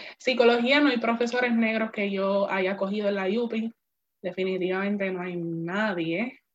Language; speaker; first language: Spanish; native; Spanish